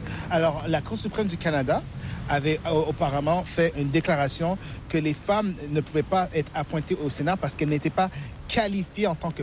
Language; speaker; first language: French; native; French